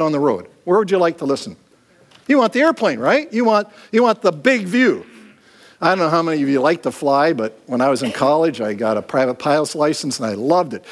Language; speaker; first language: English; native; English